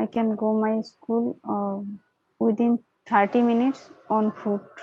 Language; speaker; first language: English; non-native, learner; Bangla